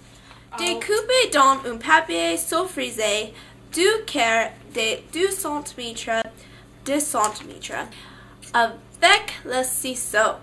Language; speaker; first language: French; non-native, learner; English